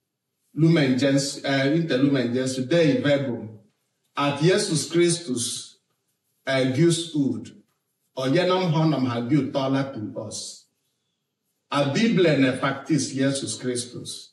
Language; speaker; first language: Swedish; non-native, fluent; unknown